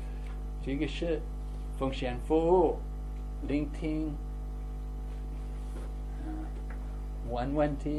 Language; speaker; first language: Chinese; non-native, fluent; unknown